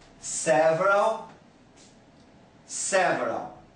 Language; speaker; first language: English; non-native, fluent; Portuguese